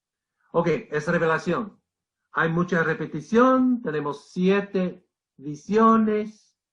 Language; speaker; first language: Spanish; non-native, fluent; English